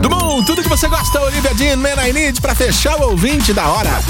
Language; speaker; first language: Portuguese; native; Portuguese